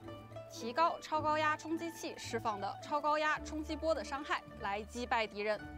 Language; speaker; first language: Chinese; native; Chinese